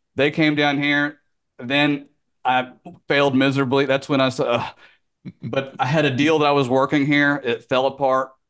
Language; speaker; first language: English; native; English